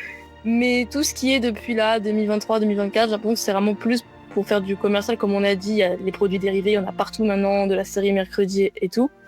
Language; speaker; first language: French; native; French